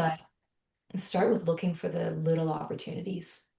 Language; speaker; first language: English; native; English